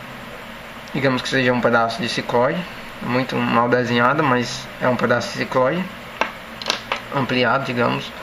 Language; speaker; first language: Portuguese; native; Portuguese